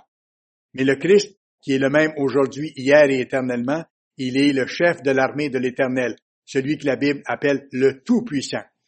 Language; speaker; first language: French; native; French